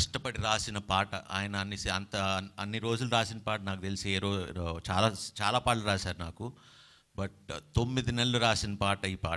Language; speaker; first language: Telugu; native; Telugu